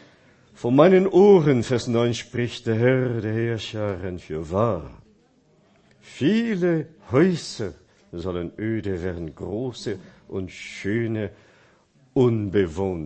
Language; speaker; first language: German; non-native, fluent; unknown